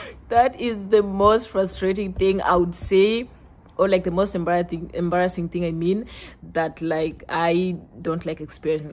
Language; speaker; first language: English; non-native, local second language; Luo (Kenya and Tanzania)